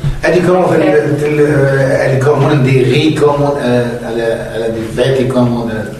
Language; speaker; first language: Danish; non-native, learner; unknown